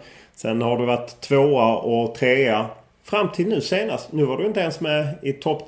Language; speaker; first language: Swedish; native; Swedish